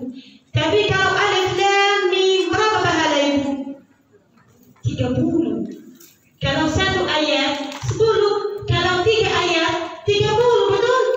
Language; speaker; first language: Indonesian; non-native, learner; Arabic